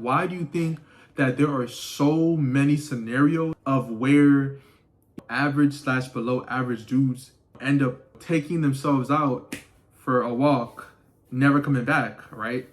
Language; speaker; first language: English; native; English